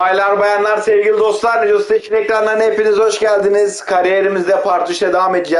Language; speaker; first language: Turkish; native; Turkish